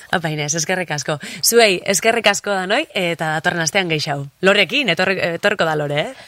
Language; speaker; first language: Basque; native; Basque